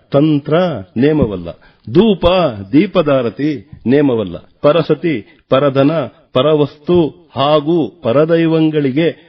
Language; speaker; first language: Kannada; native; Kannada